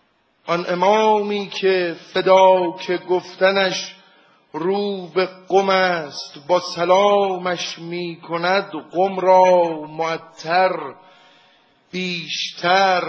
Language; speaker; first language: Persian; native; Persian